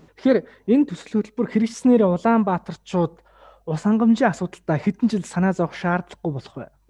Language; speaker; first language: Mongolian; native; Mongolian